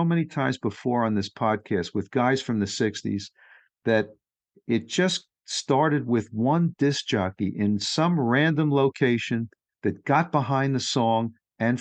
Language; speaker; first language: English; native; English